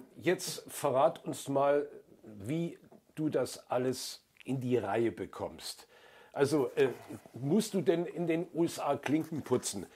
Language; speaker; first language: German; native; German